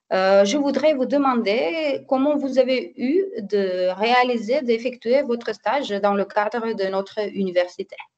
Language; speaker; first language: French; non-native, fluent; Macedonian